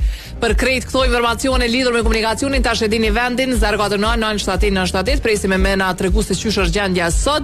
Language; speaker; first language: Albanian; native; Albanian